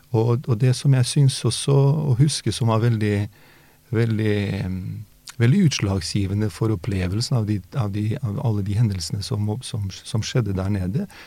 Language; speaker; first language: Norwegian; early bilingual, other home language; Bosnian